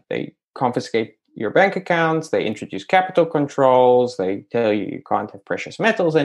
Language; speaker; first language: English; native; English